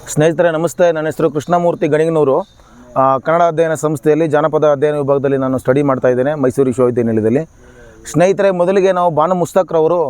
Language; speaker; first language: Kannada; native; Kannada